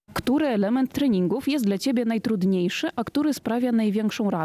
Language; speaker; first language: Polish; native; Polish